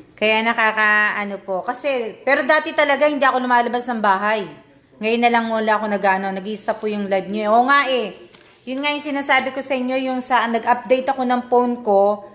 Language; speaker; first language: Filipino; native; Filipino